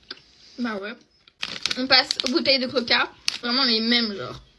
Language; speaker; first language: French; native; French